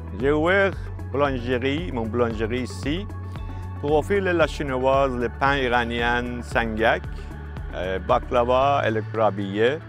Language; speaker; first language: French; non-native, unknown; Persian